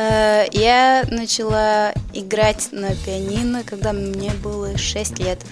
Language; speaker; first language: Russian; early bilingual, heritage; Russian